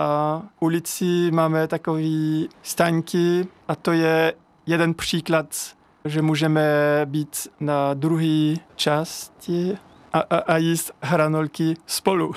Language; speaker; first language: Czech; non-native, learner; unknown